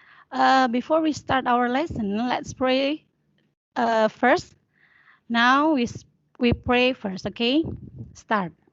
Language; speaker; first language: English; non-native, learner; Indonesian